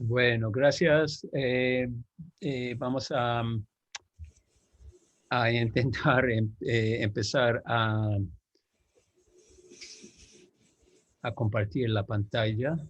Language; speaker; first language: Spanish; non-native, fluent; English